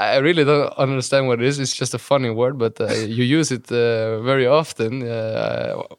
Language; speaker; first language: English; non-native, fluent; Norwegian